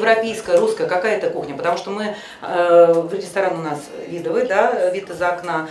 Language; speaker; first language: Russian; native; Russian